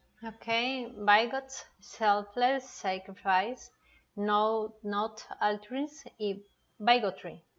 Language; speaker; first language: English; non-native, learner; Spanish